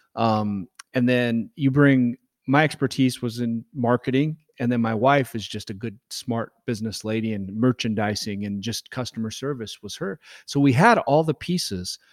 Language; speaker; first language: English; native; English